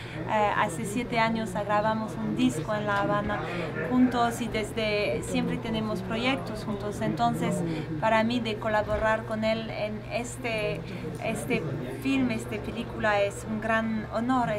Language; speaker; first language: Spanish; non-native, learner; French